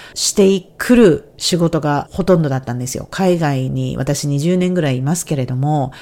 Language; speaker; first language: Japanese; native; Japanese